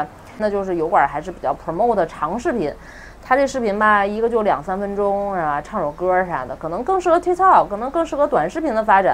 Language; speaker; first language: Chinese; native; Chinese